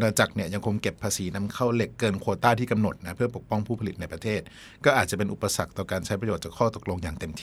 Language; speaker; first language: Thai; native; Thai